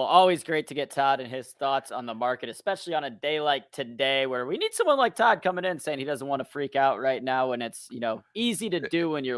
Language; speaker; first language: English; native; English